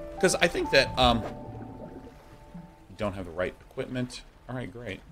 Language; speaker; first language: English; native; English